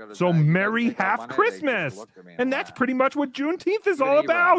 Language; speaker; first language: English; native; English